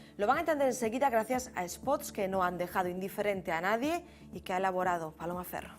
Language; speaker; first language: Spanish; native; Spanish